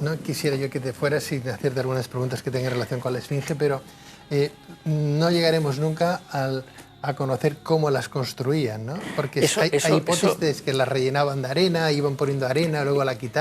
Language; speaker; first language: Spanish; native; Spanish